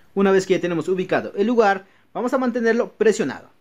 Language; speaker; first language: Spanish; native; Spanish